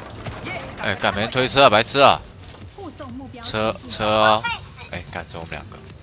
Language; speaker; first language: Chinese; native; Chinese